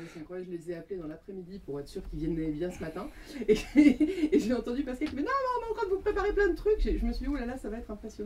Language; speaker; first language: French; native; French